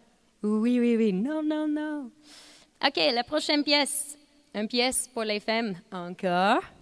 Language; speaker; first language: French; non-native, fluent; English